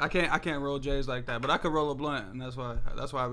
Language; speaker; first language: English; native; English